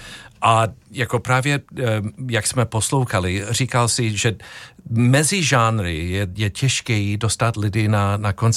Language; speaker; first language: Czech; non-native, fluent; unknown